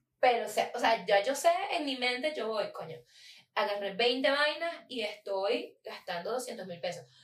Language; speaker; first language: Spanish; native; Spanish